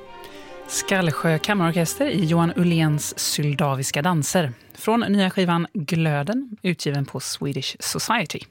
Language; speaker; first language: Swedish; native; Swedish